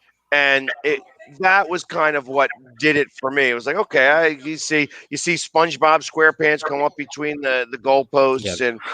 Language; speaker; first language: English; native; English